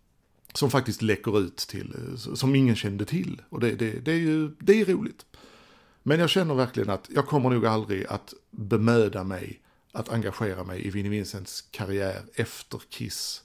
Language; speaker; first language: Swedish; native; Swedish